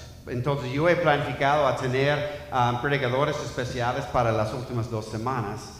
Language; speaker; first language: Spanish; non-native, fluent; English